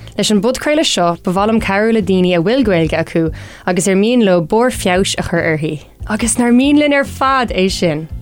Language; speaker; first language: Irish; non-native, local second language; English